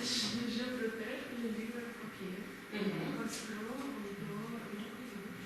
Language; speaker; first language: French; non-native, learner; Russian